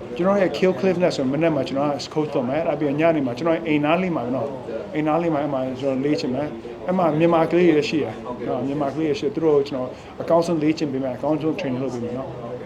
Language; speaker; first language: Burmese; non-native, local second language; Kachin